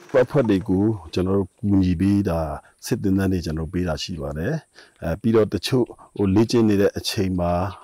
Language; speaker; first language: Burmese; non-native, local second language; Shwe Palaung